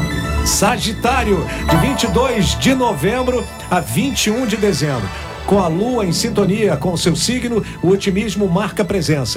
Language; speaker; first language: Portuguese; native; Portuguese